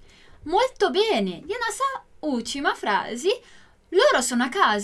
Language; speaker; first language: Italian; non-native, fluent; Portuguese